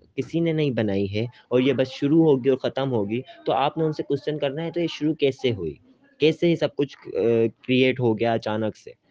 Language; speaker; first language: Urdu; native; Urdu